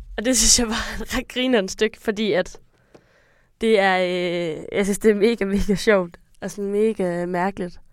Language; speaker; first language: Danish; native; Danish